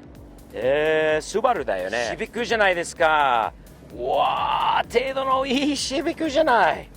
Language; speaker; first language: Japanese; non-native, fluent; English